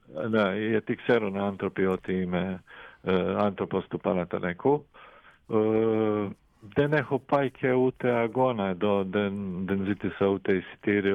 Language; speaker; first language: Greek; non-native, fluent; Croatian